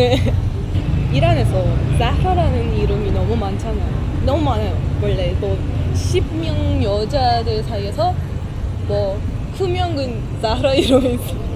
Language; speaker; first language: Korean; non-native, learner; Persian